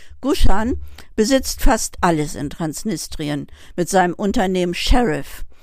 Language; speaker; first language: German; native; German